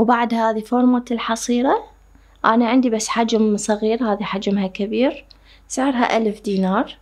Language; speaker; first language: Arabic; native; Arabic